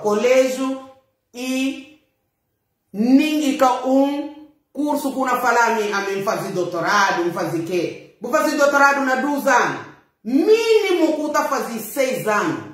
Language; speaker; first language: Portuguese; non-native, local second language; Upper Guinea Crioulo